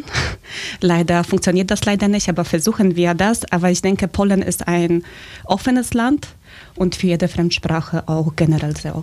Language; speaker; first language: German; early bilingual, other home language; Polish